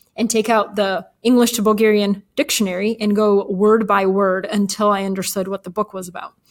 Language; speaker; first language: English; early bilingual, other home language; Bulgarian